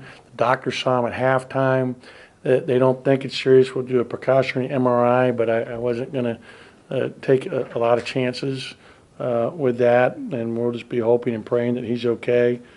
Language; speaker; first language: English; native; English